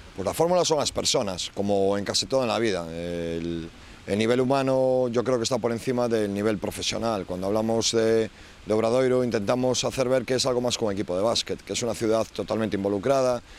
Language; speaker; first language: Spanish; native; Spanish